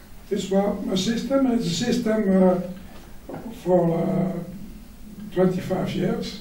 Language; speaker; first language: English; non-native, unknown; Dutch